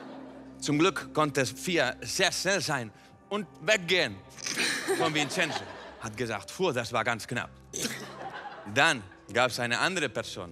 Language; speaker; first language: German; non-native, fluent; Spanish